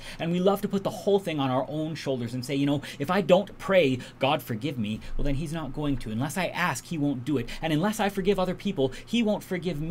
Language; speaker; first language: English; native; English